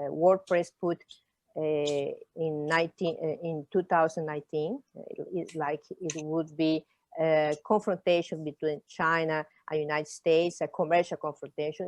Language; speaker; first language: English; non-native, fluent; Portuguese